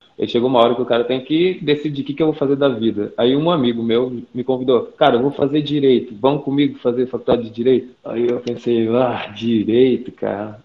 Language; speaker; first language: Portuguese; native; Portuguese